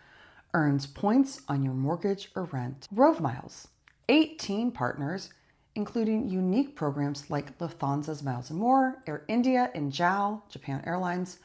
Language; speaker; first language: English; native; English